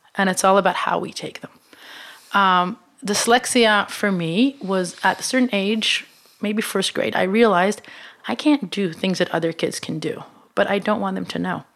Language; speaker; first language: English; non-native, fluent; Hebrew